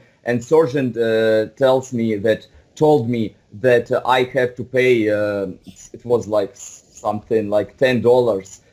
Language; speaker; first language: English; non-native, fluent; Russian